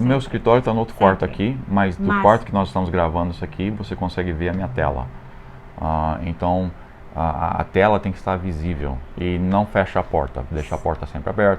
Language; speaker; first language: Portuguese; non-native, fluent; English